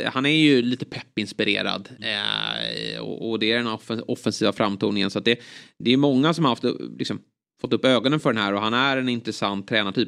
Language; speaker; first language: Swedish; native; Swedish